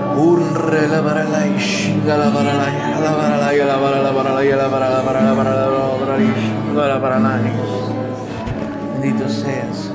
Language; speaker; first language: Spanish; native; Spanish